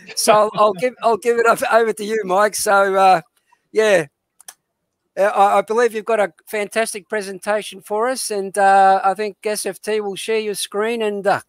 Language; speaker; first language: English; native; English